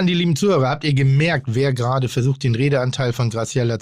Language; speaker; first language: German; native; German